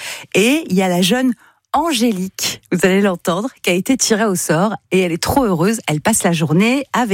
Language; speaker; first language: French; native; French